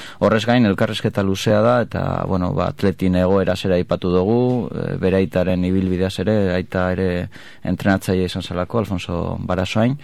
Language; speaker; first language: Basque; native; Basque